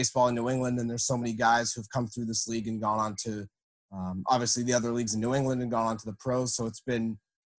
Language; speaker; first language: English; native; English